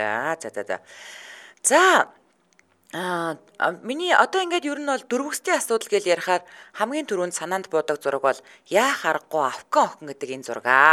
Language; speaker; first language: Mongolian; native; Mongolian